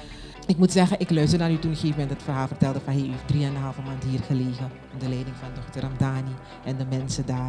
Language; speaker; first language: Dutch; native; Dutch